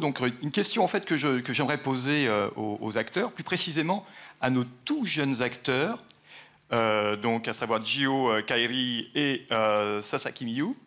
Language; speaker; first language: French; native; French